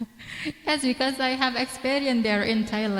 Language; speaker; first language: English; non-native, learner; Indonesian